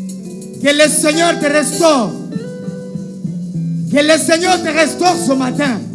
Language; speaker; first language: French; non-native, local second language; Lingala